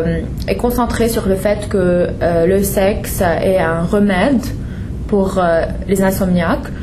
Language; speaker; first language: French; non-native, fluent; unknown